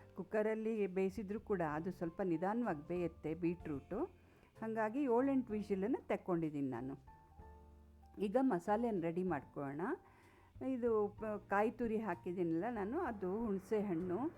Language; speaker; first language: Kannada; non-native, local second language; Konkani